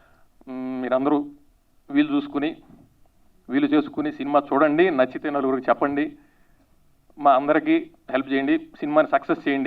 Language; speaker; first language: Telugu; native; Telugu